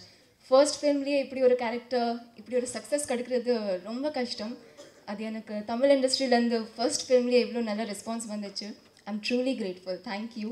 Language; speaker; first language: Tamil; non-native, fluent; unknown